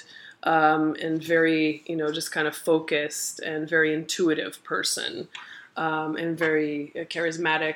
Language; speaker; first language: English; early bilingual, other home language; Portuguese